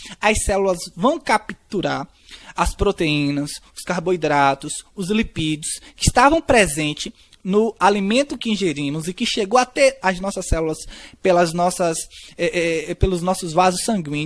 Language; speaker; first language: Portuguese; native; Portuguese